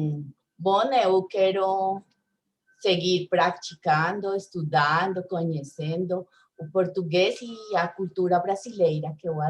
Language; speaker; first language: Portuguese; non-native, learner; Spanish